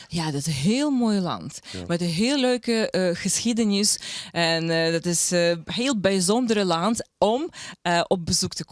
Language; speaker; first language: Dutch; non-native, learner; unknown